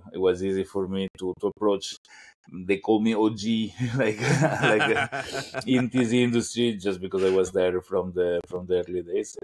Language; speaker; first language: English; non-native, fluent; Italian